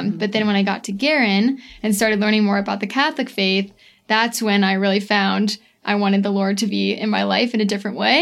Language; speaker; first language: English; native; English